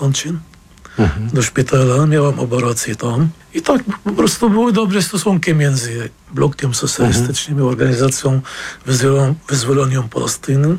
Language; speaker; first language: Polish; non-native, fluent; Arabic